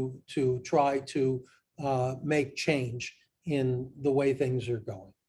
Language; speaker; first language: English; native; English